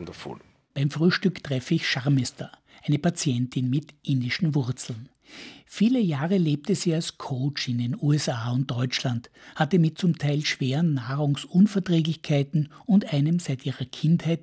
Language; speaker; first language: German; native; German